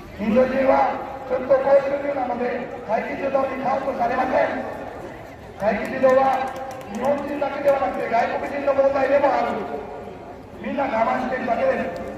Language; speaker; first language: Japanese; non-native, fluent; Marathi